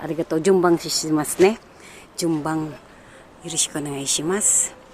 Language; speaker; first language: Japanese; non-native, learner; Filipino